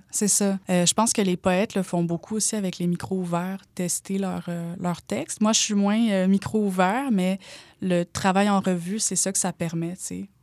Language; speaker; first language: French; native; French